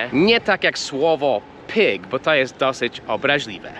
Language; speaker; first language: Polish; non-native, fluent; English